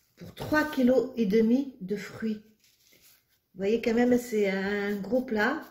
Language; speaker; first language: French; non-native, local second language; Arabic